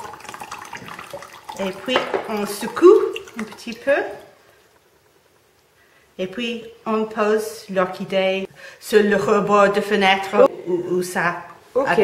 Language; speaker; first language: French; non-native, fluent; English